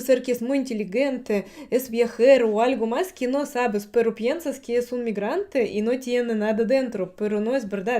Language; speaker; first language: Spanish; non-native, fluent; Russian